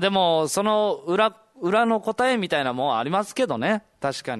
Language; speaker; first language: Japanese; native; Japanese